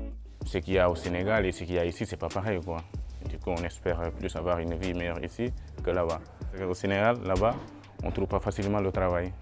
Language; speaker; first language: French; non-native, local second language; Wolof